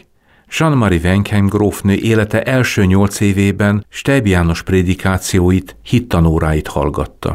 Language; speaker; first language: Hungarian; native; Hungarian